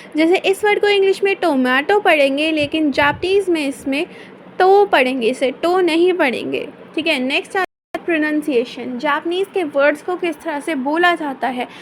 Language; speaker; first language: Hindi; native; Hindi